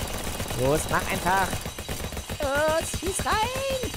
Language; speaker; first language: German; native; German